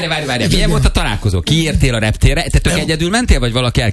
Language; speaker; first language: Hungarian; native; Hungarian